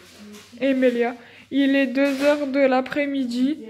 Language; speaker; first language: French; native; French